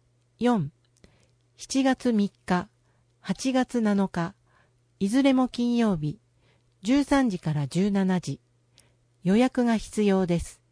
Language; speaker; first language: Japanese; native; Japanese